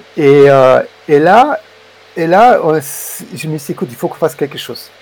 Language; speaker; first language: French; non-native, fluent; Romanian